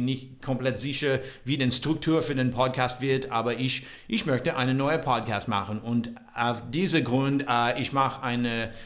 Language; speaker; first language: German; non-native, learner; English